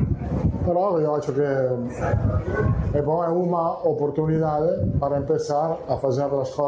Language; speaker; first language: Portuguese; non-native, learner; Italian